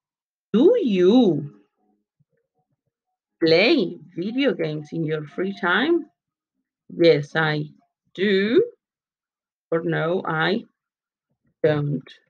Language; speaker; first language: English; non-native, fluent; Spanish